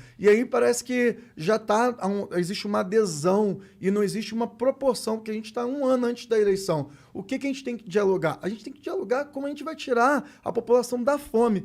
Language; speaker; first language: Portuguese; native; Portuguese